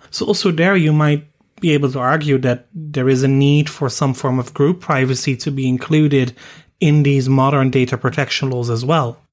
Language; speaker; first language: English; non-native, fluent; Dutch